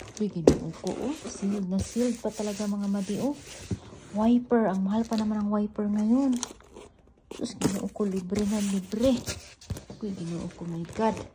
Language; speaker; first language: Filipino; non-native, local second language; Cebuano